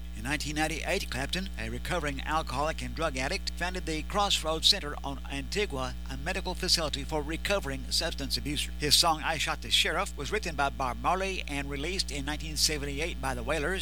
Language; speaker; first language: English; native; English